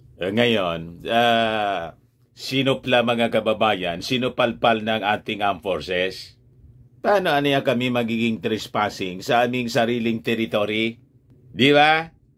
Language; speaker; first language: Filipino; native; Filipino